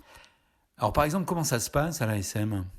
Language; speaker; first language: French; native; French